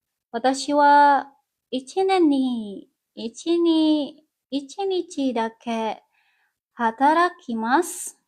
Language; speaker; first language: Japanese; non-native, learner; Indonesian